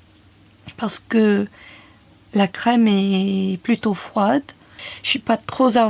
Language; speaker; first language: French; non-native, fluent; English